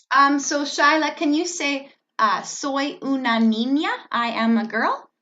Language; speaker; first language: Spanish; non-native, learner; English